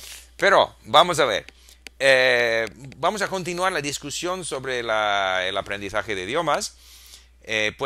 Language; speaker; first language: Spanish; non-native, fluent; English